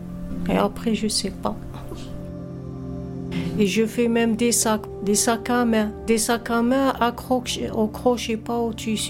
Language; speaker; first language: French; non-native, fluent; Arabic